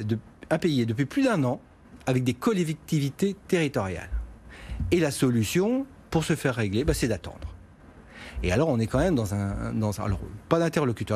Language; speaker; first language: French; native; French